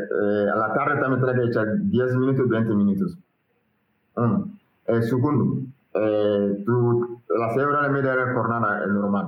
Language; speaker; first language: Spanish; non-native, learner; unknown